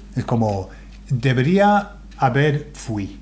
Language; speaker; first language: Spanish; non-native, fluent; English